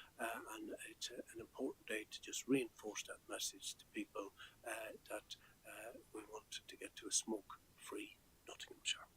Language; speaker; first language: English; native; English